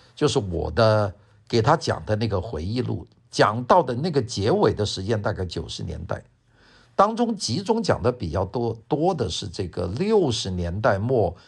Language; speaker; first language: Chinese; non-native, local second language; Cantonese